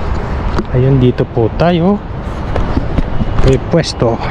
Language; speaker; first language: Filipino; native; Filipino